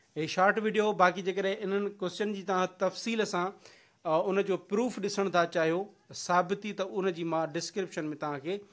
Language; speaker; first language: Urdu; non-native, local second language; Sindhi